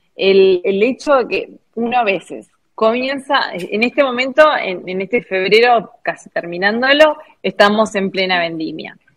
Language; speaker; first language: Spanish; native; Spanish